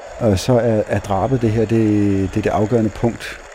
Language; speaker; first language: Danish; native; Danish